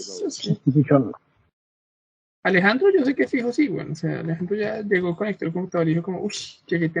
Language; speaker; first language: Spanish; native; Spanish